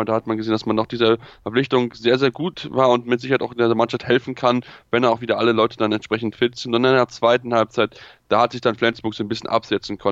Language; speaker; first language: German; native; German